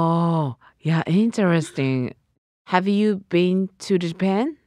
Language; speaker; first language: English; non-native, learner; Japanese